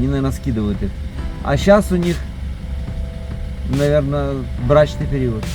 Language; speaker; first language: Russian; native; Russian